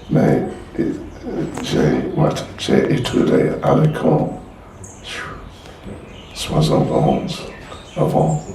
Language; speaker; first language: French; non-native, learner; English